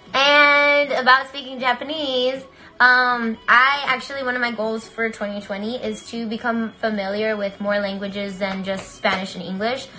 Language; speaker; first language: English; early bilingual, other home language; Spanish